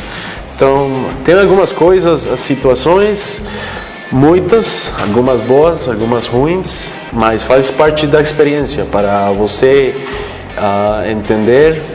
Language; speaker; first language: Portuguese; non-native, fluent; Spanish